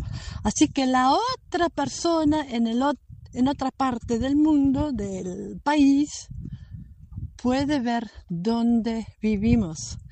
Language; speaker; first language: Spanish; non-native, fluent; German